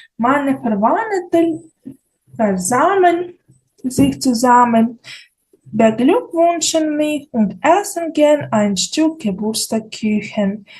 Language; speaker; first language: German; non-native, fluent; Ukrainian